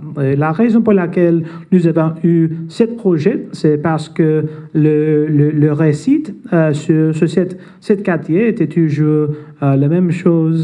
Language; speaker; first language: French; non-native, fluent; English